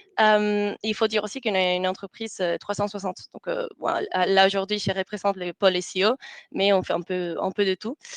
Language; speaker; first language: French; non-native, fluent; Spanish